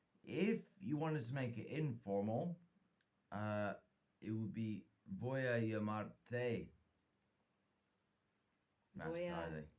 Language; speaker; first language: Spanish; non-native, fluent; English